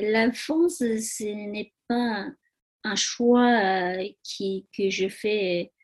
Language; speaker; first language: French; non-native, fluent; Chinese